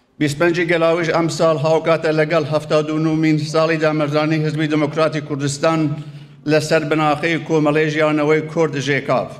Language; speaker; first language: Central Kurdish; native; Central Kurdish